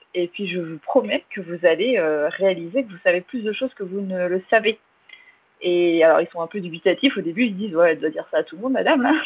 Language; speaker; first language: French; early bilingual, other home language; English